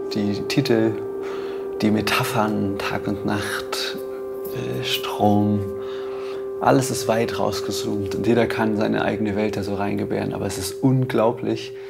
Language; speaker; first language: German; native; German